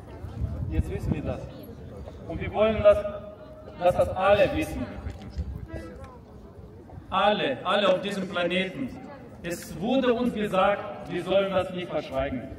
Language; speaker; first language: German; non-native, fluent; Russian